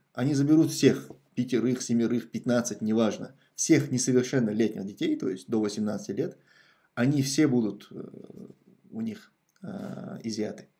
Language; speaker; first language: Russian; non-native, local second language; Chechen